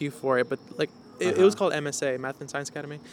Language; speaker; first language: English; native; English